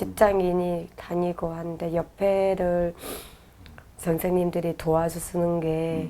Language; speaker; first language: Korean; non-native, learner; Vietnamese